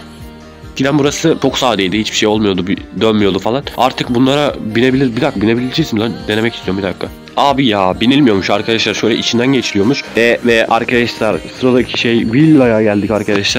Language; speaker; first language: Turkish; native; Turkish